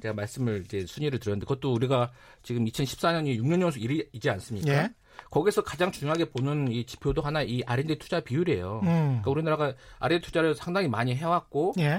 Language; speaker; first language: Korean; native; Korean